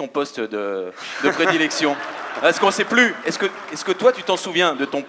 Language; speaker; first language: French; native; French